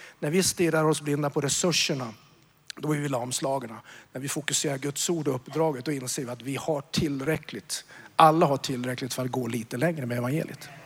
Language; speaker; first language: Swedish; native; Swedish